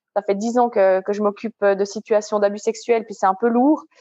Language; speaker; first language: French; native; French